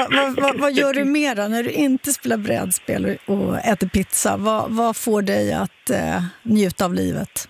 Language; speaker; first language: Swedish; native; Swedish